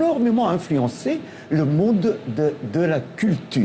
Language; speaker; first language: French; non-native, local second language; Tamil